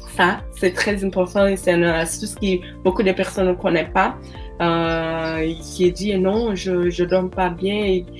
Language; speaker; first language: French; non-native, learner; Portuguese